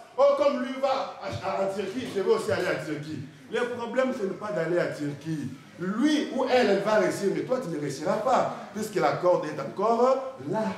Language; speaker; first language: French; non-native, local second language; Lingala